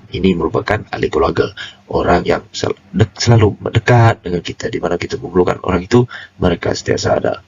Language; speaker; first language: Malay; non-native, local second language; Iban